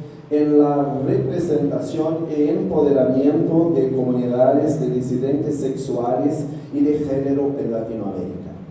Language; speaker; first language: Spanish; non-native, learner; Portuguese